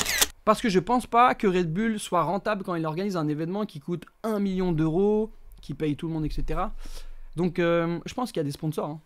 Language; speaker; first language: French; native; French